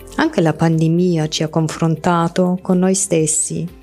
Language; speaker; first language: Italian; non-native, fluent; German